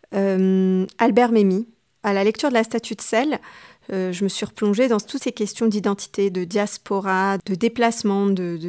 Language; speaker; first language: French; native; French